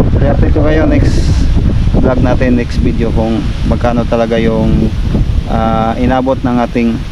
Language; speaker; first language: Filipino; non-native, local second language; Cebuano